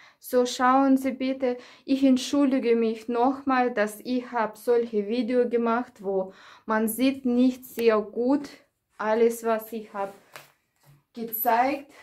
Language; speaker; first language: German; non-native, learner; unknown